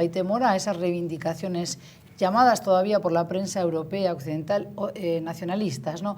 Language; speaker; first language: Spanish; native; Spanish